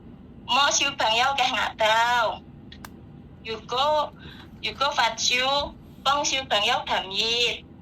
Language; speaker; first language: Cantonese; non-native, learner; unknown